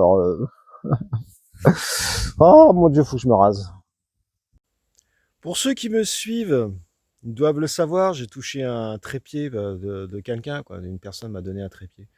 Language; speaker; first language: French; native; French